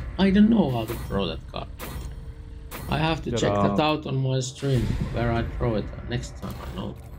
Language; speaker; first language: English; non-native, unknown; Finnish